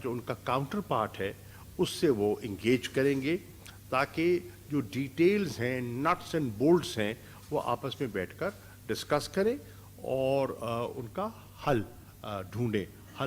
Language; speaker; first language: Urdu; non-native, local second language; Saraiki